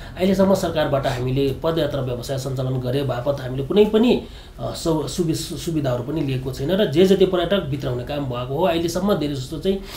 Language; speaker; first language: Nepali; non-native, local second language; Sherpa